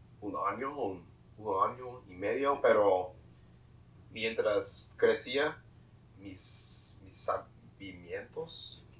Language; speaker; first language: Spanish; non-native, learner; English